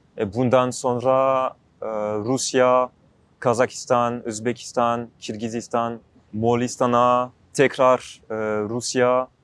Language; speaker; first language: Turkish; non-native, learner; French